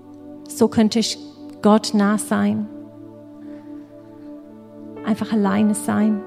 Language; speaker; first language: German; non-native, fluent; English